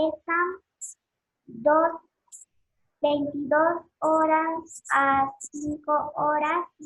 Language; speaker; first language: Portuguese; non-native, learner; Spanish